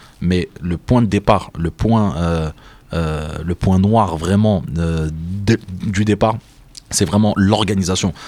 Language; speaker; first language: French; native; French